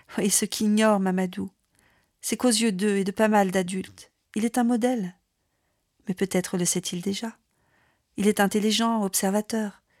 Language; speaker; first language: French; native; French